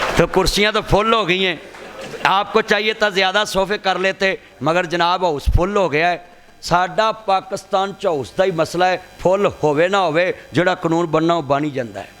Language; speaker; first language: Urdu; non-native, local second language; Punjabi